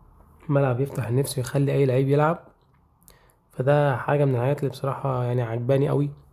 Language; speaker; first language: Arabic; native; Arabic